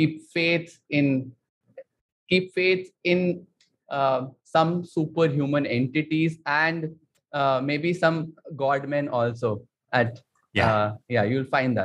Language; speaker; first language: English; non-native, local second language; Hindi